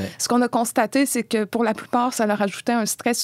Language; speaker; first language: French; native; French